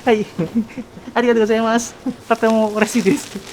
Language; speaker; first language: Japanese; non-native, learner; Indonesian